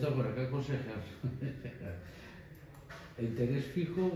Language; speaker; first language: Spanish; native; Spanish